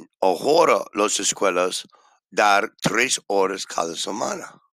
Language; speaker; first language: Spanish; non-native, learner; English